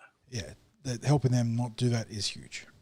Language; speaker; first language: English; native; English